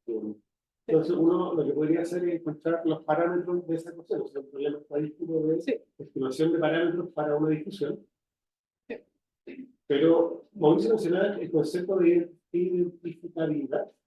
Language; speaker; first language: Spanish; native; Spanish